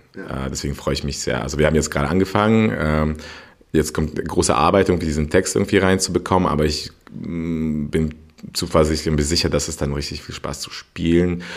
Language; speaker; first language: German; non-native, fluent; Russian